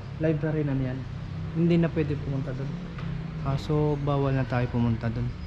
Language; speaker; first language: Filipino; non-native, local second language; Cebuano